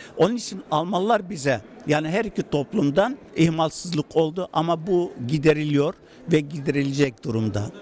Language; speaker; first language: Turkish; native; Turkish